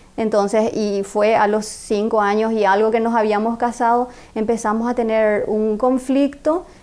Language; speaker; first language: Spanish; native; Spanish